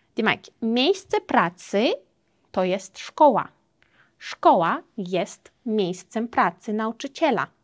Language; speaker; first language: Polish; non-native, fluent; Uzbek